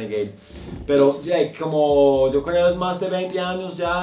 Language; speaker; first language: Spanish; non-native, fluent; English